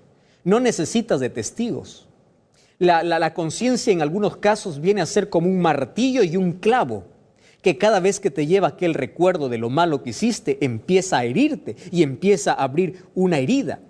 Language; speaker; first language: Spanish; native; Spanish